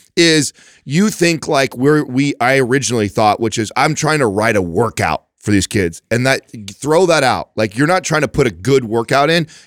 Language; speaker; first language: English; native; English